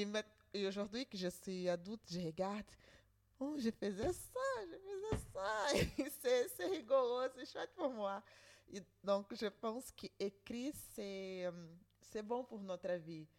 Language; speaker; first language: French; non-native, learner; Portuguese